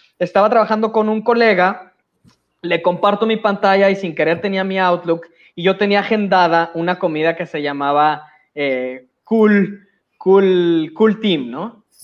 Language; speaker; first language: Spanish; native; Spanish